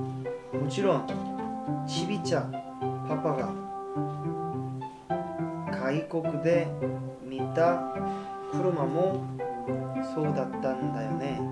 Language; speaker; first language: Japanese; non-native, learner; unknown